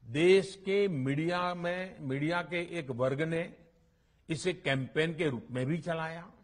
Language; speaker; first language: Hindi; non-native, local second language; Gujarati